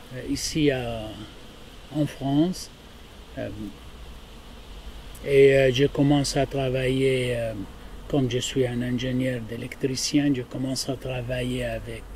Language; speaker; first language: French; non-native, learner; Arabic